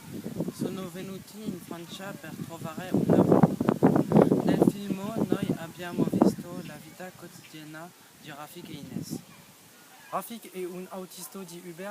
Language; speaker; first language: Italian; non-native, learner; French